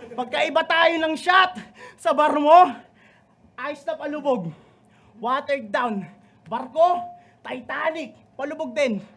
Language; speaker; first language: Filipino; native; Filipino